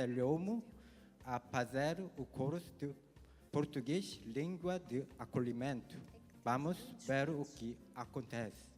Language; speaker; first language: Portuguese; non-native, learner; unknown